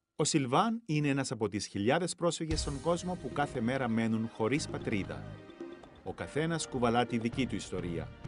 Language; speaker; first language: Greek; native; Greek